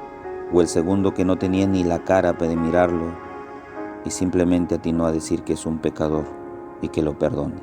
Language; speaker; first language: Spanish; native; Spanish